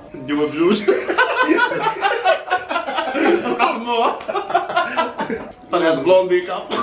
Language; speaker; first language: Arabic; native; Arabic